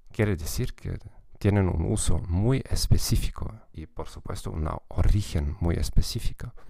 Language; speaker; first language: Spanish; non-native, fluent; German